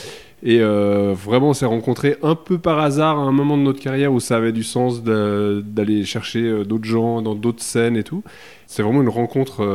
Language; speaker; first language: French; native; French